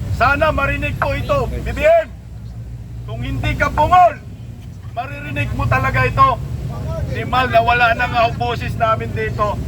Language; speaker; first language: Filipino; non-native, local second language; Cebuano